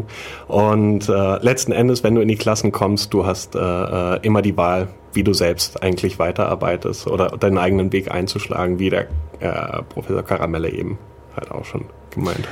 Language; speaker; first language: German; native; German